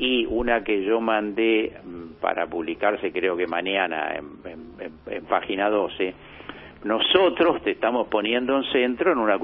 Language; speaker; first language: Spanish; native; Spanish